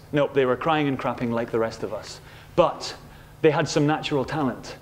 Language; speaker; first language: English; native; English